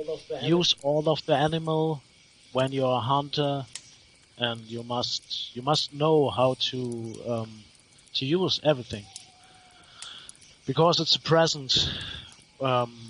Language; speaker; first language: English; non-native, learner; German